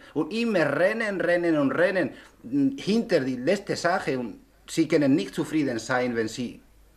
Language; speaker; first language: German; non-native, learner; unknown